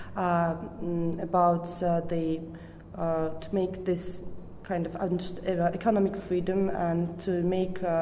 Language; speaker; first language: English; non-native, fluent; Georgian